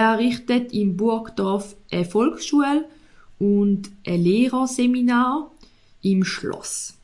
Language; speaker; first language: German; native; German